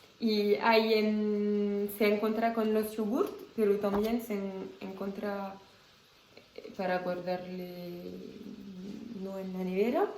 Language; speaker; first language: Spanish; non-native, fluent; French